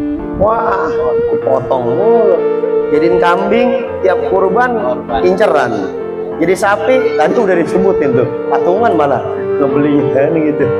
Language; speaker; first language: Indonesian; native; Indonesian